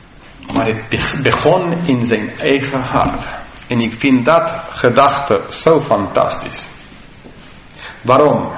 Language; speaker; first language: Dutch; non-native, fluent; English